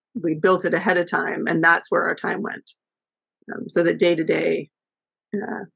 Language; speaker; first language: English; native; English